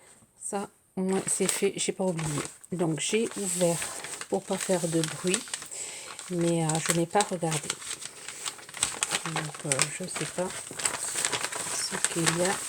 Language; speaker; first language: French; native; French